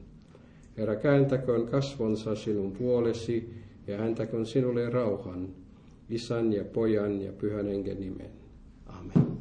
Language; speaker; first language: Finnish; non-native, fluent; French